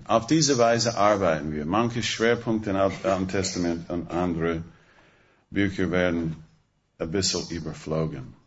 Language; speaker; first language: German; non-native, fluent; English